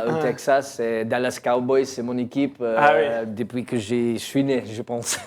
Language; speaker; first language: French; non-native, learner; English